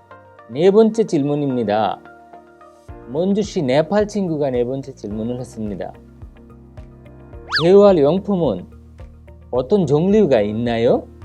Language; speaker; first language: Korean; non-native, fluent; Bangla